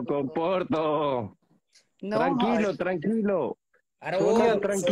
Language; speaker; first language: Spanish; non-native, learner; Hindi